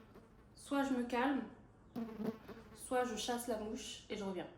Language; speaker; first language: French; native; French